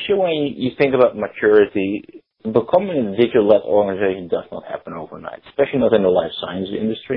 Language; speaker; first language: English; non-native, fluent; Dutch